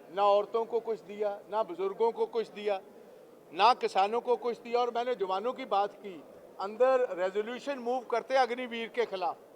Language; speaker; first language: Hindi; non-native, local second language; Punjabi